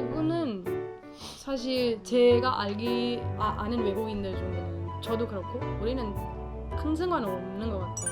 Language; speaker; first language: Korean; non-native, fluent; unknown